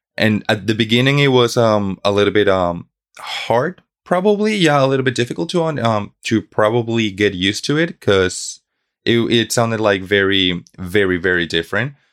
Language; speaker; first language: English; non-native, fluent; Spanish